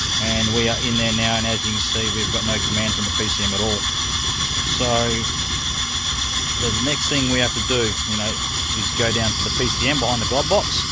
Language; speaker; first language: English; native; English